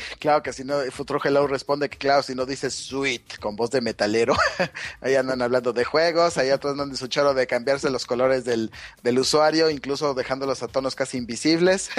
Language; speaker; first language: Spanish; native; Spanish